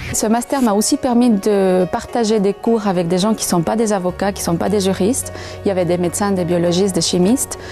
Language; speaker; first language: French; non-native, fluent; Spanish